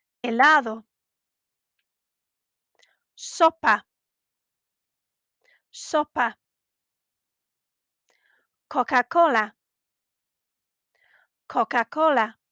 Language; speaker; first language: Spanish; non-native, fluent; English